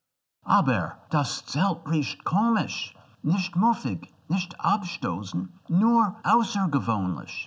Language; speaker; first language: German; non-native, fluent; English